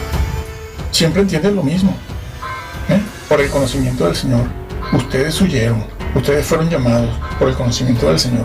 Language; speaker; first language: Spanish; native; Spanish